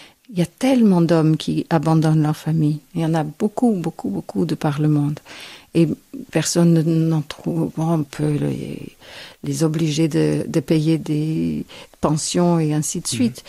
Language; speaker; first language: French; non-native, fluent; English